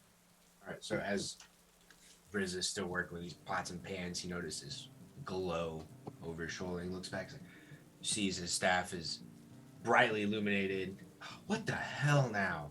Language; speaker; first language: English; native; English